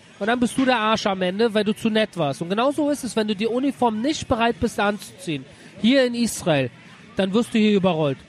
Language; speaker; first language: German; early bilingual, other home language; Persian